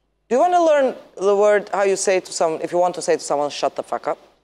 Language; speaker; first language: English; non-native, fluent; Albanian